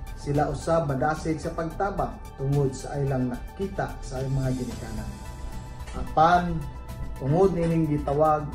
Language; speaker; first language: Cebuano; native; Cebuano